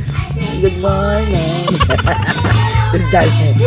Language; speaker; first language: English; non-native, learner; Filipino